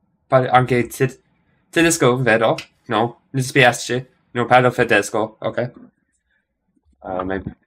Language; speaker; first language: Italian; non-native, learner; English